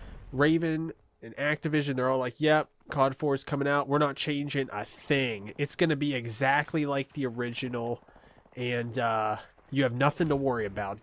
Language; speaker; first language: English; native; English